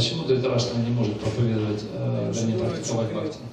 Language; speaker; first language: Russian; native; Russian